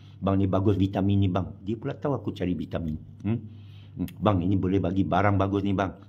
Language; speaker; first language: Malay; non-native, local second language; Chinese